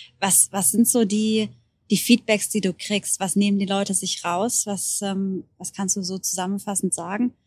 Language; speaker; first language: German; native; German